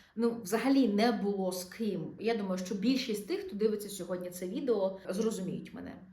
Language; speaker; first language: Ukrainian; non-native, local second language; Russian